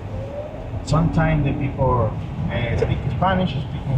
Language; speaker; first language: English; non-native, learner; Spanish